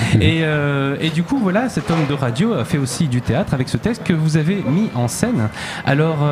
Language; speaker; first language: French; native; French